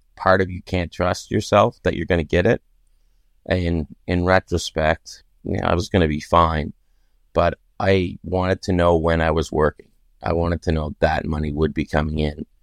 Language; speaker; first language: English; native; English